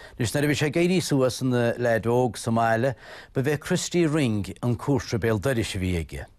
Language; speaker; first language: Irish; native; Irish